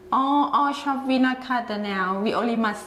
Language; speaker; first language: English; non-native, learner; Thai